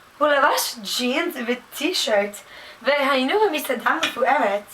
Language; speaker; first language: Hebrew; non-native, learner; English